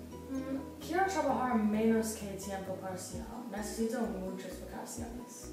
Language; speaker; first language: Spanish; non-native, learner; English